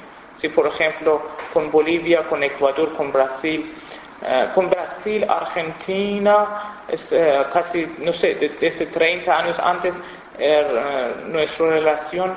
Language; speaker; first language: Spanish; non-native, fluent; Persian